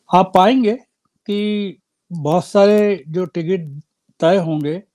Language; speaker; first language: Hindi; native; Hindi